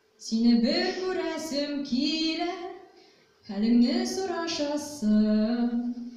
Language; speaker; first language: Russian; non-native, local second language; Tatar